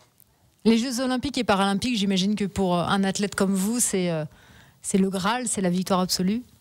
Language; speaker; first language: French; native; French